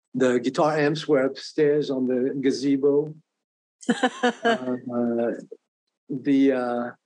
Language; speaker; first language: English; non-native, fluent; French